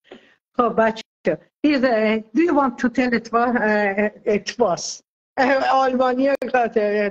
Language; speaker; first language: English; non-native, learner; Persian